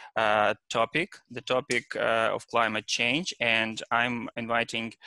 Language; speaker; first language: English; non-native, fluent; Ukrainian